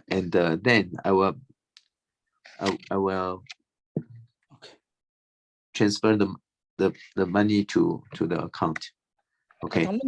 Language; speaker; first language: English; non-native, fluent; Chinese